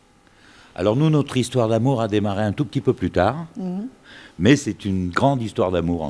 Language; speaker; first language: French; native; French